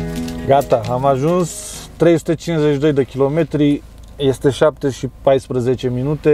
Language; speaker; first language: Romanian; native; Romanian